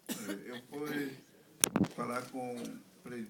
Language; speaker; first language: Portuguese; non-native, local second language; Kayapó